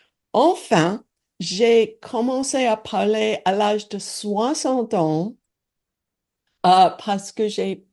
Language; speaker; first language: French; non-native, learner; English